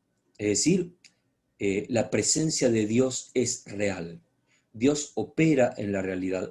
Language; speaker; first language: Spanish; native; Spanish